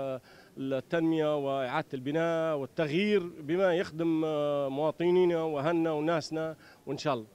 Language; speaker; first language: Arabic; native; Arabic